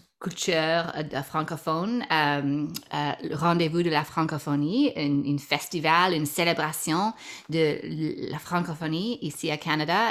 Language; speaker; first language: French; non-native, learner; English